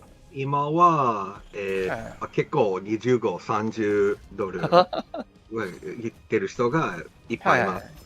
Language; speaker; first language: Japanese; non-native, fluent; English